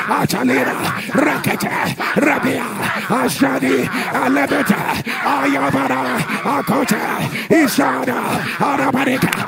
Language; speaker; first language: English; non-native, local second language; Igbo